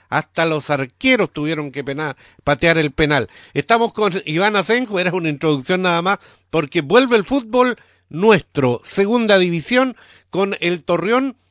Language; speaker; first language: Spanish; native; Spanish